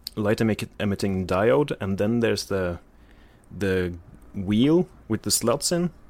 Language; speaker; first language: English; non-native, fluent; Norwegian